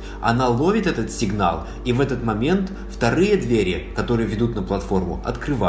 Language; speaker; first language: Russian; native; Russian